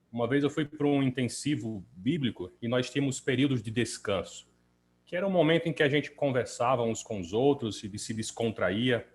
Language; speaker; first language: Portuguese; native; Portuguese